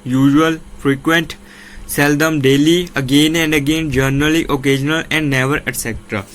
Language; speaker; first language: English; non-native, local second language; Punjabi